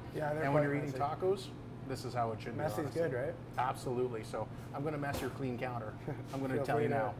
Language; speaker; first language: English; native; English